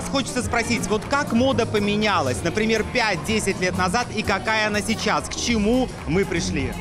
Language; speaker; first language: Russian; native; Russian